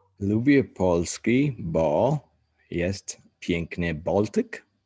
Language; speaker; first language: Polish; non-native, learner; English